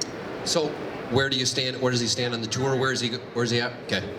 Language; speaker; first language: English; native; English